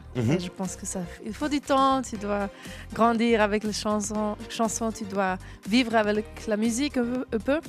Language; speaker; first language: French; non-native, local second language; German